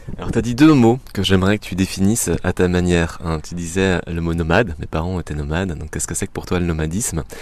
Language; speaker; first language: French; native; French